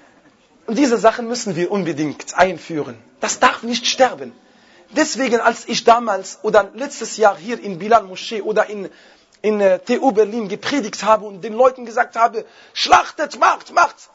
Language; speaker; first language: German; non-native, fluent; Arabic